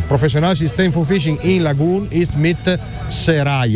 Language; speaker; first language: German; non-native, learner; Italian